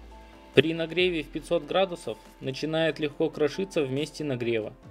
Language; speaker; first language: Russian; native; Russian